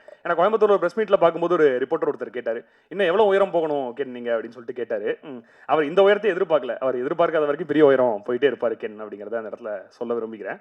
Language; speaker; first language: Tamil; native; Tamil